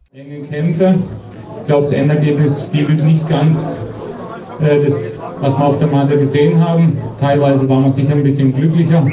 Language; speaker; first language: German; native; German